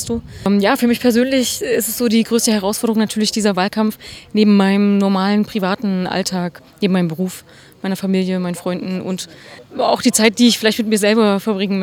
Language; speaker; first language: German; native; German